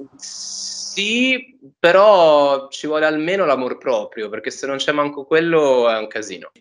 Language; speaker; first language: Italian; native; Italian